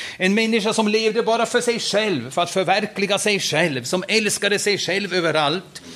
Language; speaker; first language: Swedish; non-native, fluent; German